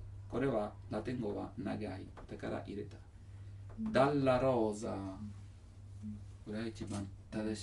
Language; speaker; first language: Japanese; non-native, learner; Italian